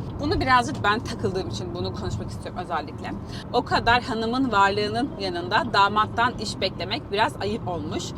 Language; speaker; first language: Turkish; native; Turkish